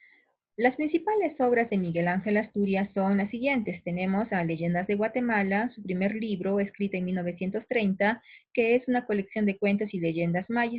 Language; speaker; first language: Spanish; native; Spanish